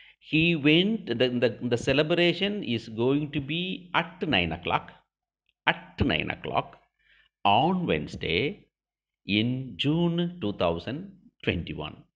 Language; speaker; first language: English; non-native, local second language; Tamil